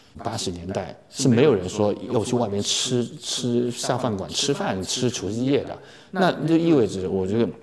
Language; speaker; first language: Chinese; native; Chinese